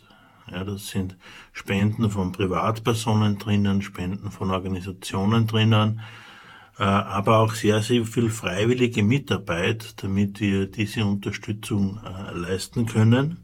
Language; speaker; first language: German; native; German